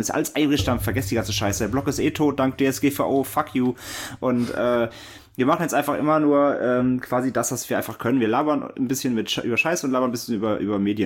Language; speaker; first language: German; native; German